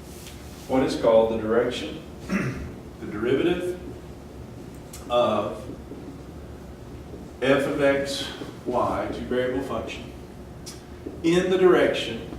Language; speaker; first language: English; native; English